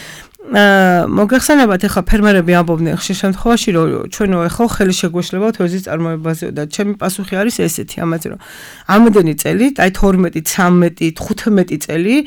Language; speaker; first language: Georgian; native; Georgian